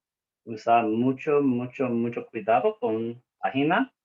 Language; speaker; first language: Spanish; non-native, learner; English